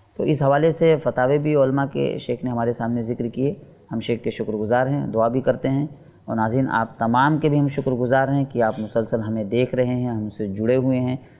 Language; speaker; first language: Urdu; native; Urdu